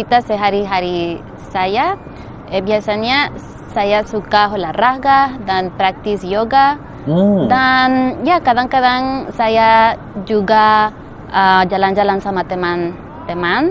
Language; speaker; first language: Indonesian; non-native, learner; Spanish